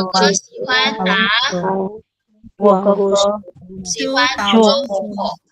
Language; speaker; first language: Chinese; non-native, fluent; Filipino